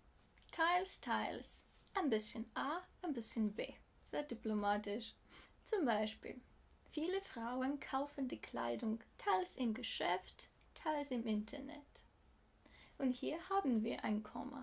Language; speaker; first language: German; non-native, fluent; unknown